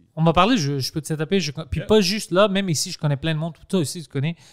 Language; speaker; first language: French; non-native, fluent; Greek